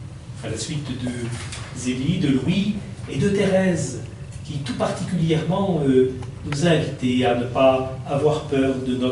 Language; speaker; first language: French; native; French